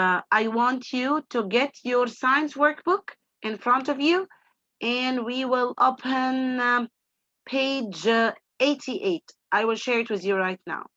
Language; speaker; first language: English; non-native, fluent; Arabic